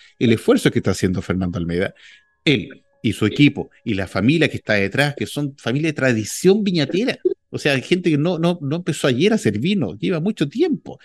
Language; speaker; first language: Spanish; native; Spanish